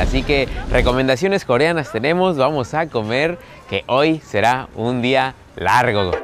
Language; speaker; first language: Spanish; native; Spanish